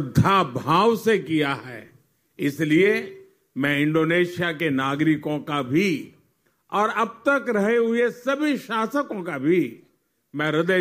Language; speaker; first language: Hindi; non-native, local second language; Gujarati